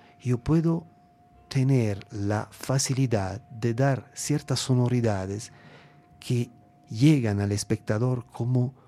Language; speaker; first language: Spanish; non-native, fluent; Italian